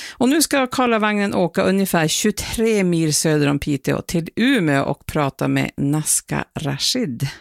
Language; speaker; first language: Swedish; native; Swedish